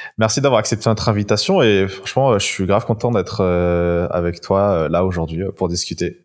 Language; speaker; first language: French; non-native, local second language; Malagasy